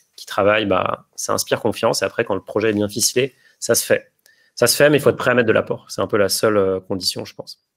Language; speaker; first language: French; native; French